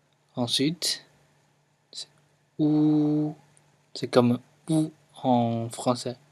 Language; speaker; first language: French; non-native, fluent; Chinese